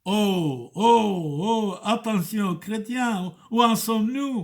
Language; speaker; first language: French; non-native, fluent; Turoyo